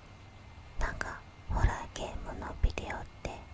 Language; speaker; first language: Japanese; non-native, fluent; Indonesian